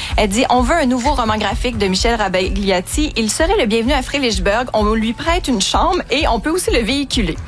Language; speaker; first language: French; native; French